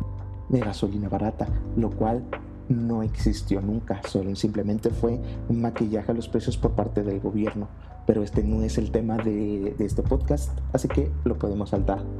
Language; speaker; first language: Spanish; native; Spanish